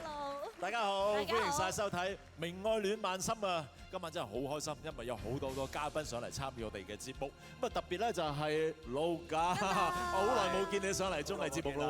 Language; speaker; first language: Cantonese; native; Cantonese